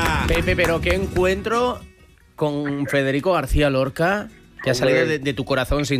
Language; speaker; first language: Spanish; native; Spanish